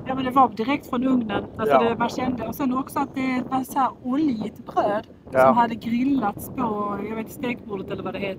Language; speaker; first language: Swedish; native; Swedish